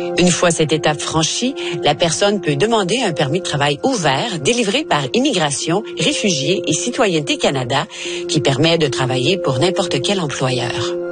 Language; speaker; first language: French; native; French